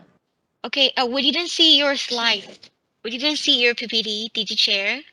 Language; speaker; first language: English; non-native, learner; Chinese